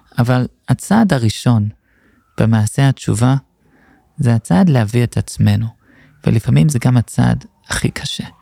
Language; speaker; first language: Hebrew; non-native, fluent; English